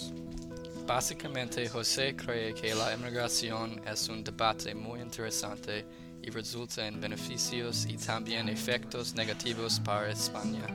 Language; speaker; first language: Spanish; non-native, learner; English